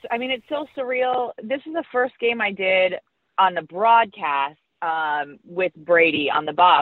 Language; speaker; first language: English; native; English